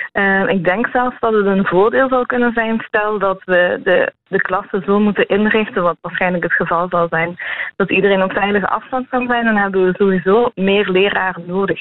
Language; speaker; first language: Dutch; native; Dutch